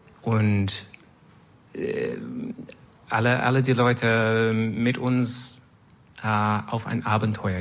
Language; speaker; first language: German; non-native, learner; French